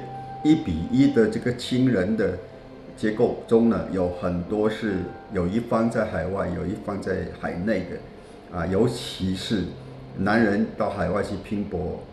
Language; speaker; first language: Chinese; non-native, local second language; Min Nan Chinese